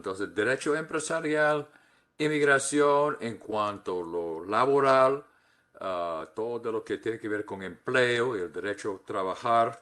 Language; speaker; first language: Spanish; non-native, fluent; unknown